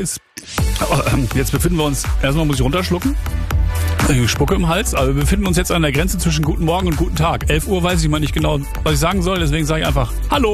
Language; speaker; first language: German; native; German